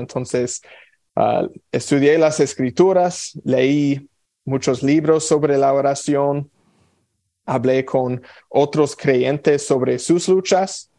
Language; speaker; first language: Spanish; non-native, fluent; English